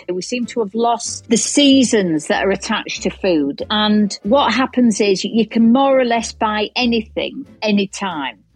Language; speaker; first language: English; native; English